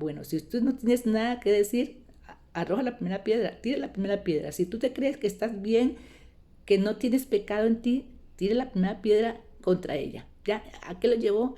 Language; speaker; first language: Spanish; native; Spanish